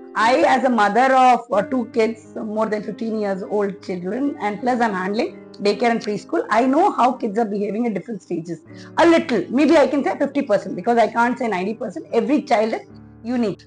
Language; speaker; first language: English; non-native, local second language; Kannada